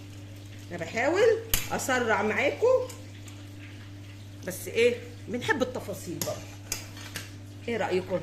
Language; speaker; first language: Arabic; native; Arabic